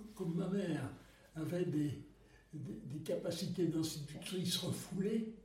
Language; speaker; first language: French; native; French